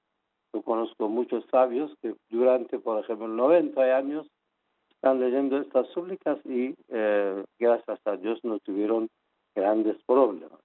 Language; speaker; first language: Spanish; non-native, fluent; Persian